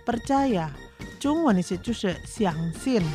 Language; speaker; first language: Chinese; non-native, learner; Indonesian